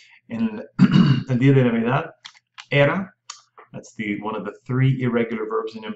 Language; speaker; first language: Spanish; non-native, fluent; English